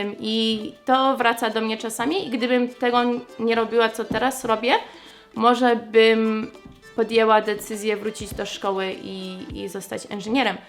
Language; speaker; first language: Polish; early bilingual, heritage; English